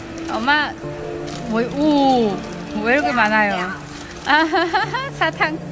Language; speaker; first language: Korean; non-native, learner; Vietnamese